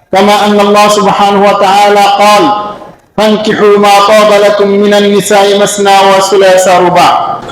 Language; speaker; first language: Arabic; non-native, fluent; Bangla